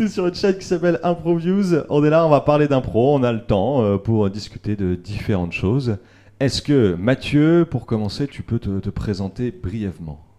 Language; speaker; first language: French; native; French